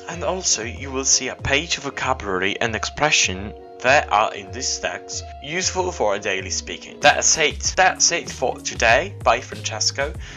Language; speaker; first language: English; non-native, fluent; Italian